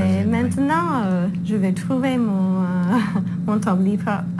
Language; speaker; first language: French; non-native, learner; English